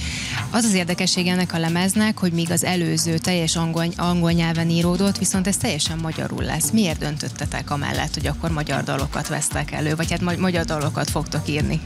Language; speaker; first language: Hungarian; native; Hungarian